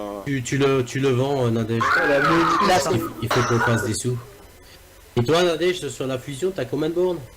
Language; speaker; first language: French; native; French